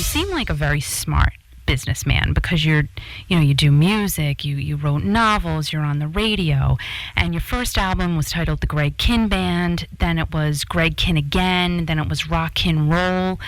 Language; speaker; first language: English; native; English